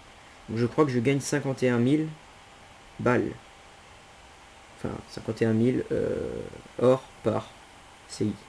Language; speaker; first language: French; native; French